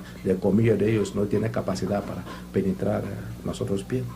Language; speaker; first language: Spanish; non-native, learner; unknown